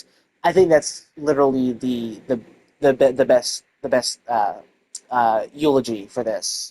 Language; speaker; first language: English; native; English